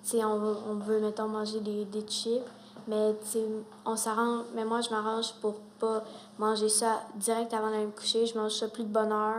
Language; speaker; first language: French; native; French